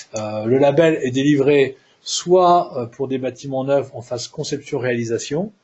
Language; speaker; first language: French; native; French